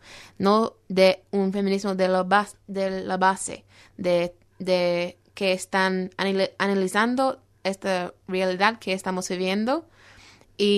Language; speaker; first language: Spanish; non-native, fluent; English